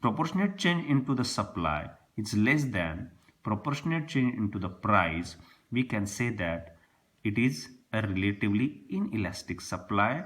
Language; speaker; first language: English; non-native, local second language; Marathi